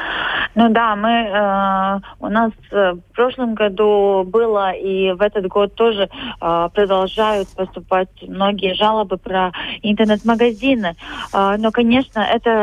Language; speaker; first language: Russian; non-native, local second language; Latvian